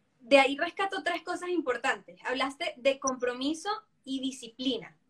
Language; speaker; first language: Spanish; native; Spanish